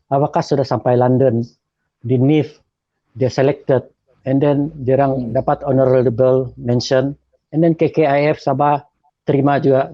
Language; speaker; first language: Malay; native; Malay